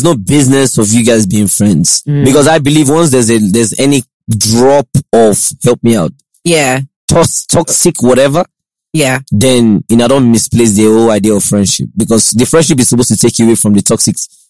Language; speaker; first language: English; non-native, local second language; Yoruba